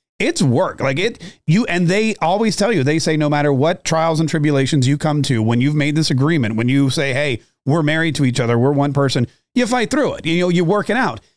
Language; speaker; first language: English; native; English